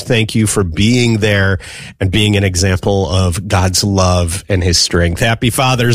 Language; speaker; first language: English; native; English